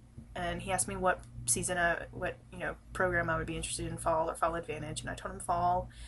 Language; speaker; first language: English; native; English